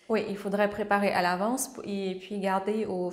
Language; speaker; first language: French; non-native, fluent; Ukrainian